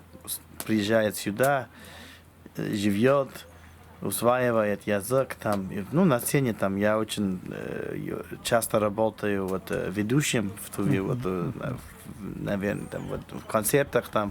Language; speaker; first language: Russian; non-native, fluent; English